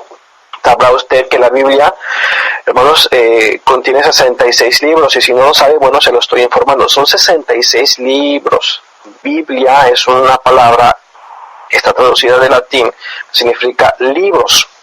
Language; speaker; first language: Spanish; native; Spanish